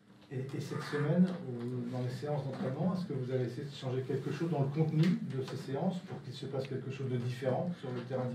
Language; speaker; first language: French; native; French